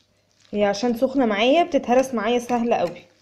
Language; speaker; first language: Arabic; native; Arabic